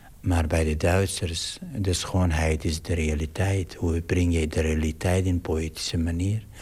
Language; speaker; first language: Dutch; non-native, fluent; Arabic